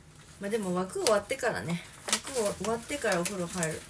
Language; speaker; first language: Japanese; native; Japanese